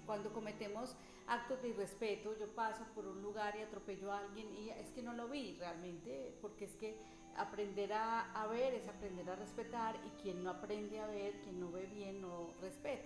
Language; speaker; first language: Spanish; native; Spanish